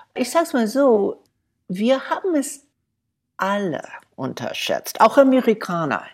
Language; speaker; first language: German; non-native, fluent; English